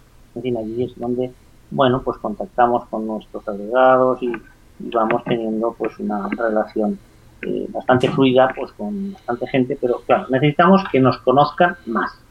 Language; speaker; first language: Spanish; native; Spanish